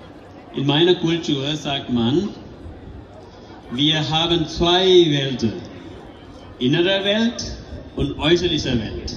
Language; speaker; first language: German; non-native, learner; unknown